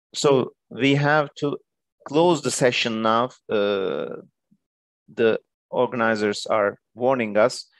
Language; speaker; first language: English; non-native, fluent; Turkish